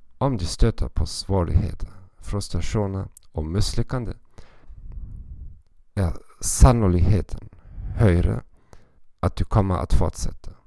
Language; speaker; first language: Swedish; non-native, learner; German